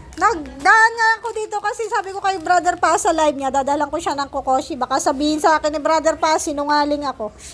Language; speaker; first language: Filipino; native; Filipino